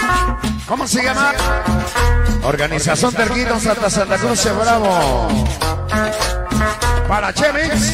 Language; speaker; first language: Spanish; native; Spanish